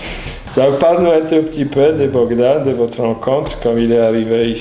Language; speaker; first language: French; non-native, fluent; Polish